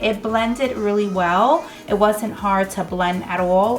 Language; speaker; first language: English; native; English